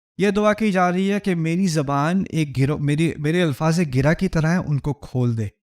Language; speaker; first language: Urdu; early bilingual, heritage; Urdu